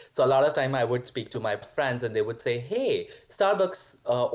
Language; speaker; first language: English; non-native, local second language; Hindi